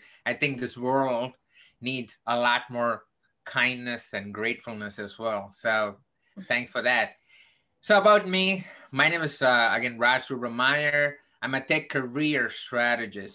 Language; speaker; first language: English; non-native, local second language; Tamil